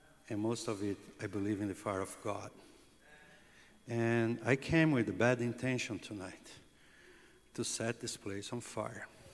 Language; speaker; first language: English; non-native, fluent; Portuguese